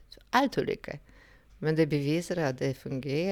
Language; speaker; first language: Swedish; non-native, fluent; Russian